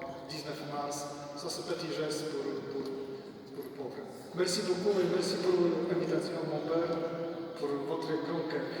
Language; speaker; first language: French; non-native, learner; Polish